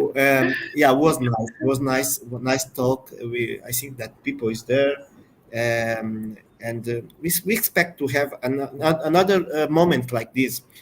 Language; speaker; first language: English; non-native, learner; Portuguese